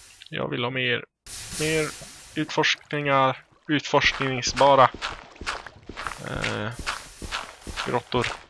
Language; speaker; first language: Swedish; native; Swedish